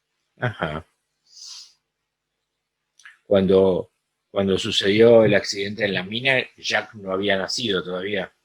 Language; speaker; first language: Spanish; native; Spanish